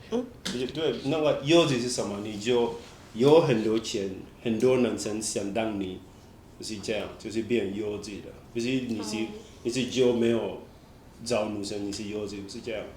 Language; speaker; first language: Chinese; non-native, fluent; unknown